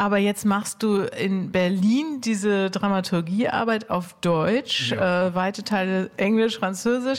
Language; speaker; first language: German; native; German